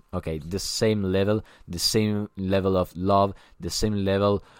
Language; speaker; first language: English; non-native, learner; Italian